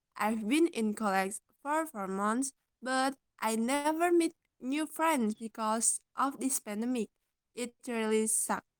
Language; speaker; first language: English; non-native, learner; Indonesian